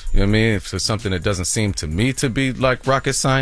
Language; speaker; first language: English; native; English